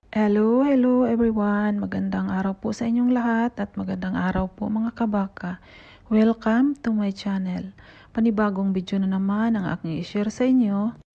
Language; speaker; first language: Filipino; non-native, local second language; Cebuano